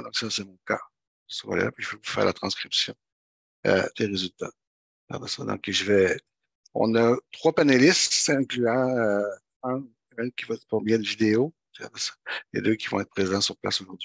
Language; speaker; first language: French; native; French